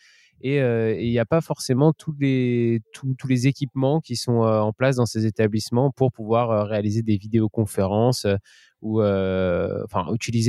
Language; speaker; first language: French; native; French